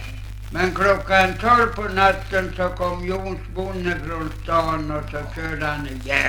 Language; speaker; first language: Swedish; native; Swedish